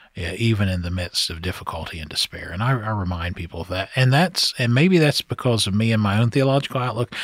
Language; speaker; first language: English; native; English